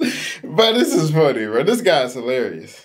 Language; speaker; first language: English; native; English